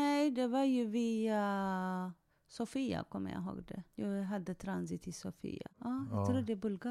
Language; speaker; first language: Swedish; non-native, fluent; Tigrinya